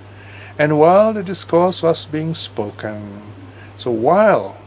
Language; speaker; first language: English; native; English